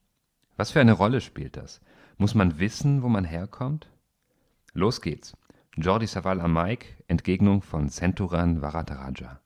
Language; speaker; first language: German; native; German